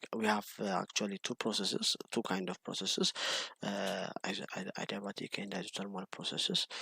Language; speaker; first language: English; non-native, local second language; Amharic